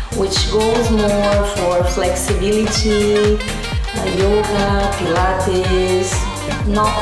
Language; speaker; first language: English; non-native, fluent; Portuguese